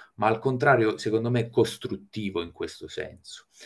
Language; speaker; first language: Italian; native; Italian